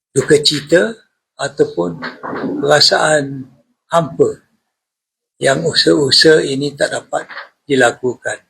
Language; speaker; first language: Malay; native; Malay